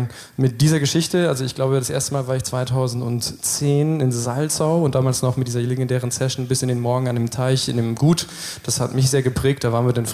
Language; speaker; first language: German; native; German